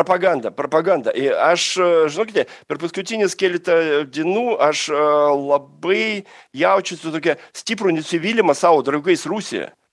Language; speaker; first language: Lithuanian; non-native, fluent; Russian